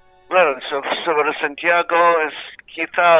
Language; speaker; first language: Spanish; non-native, fluent; English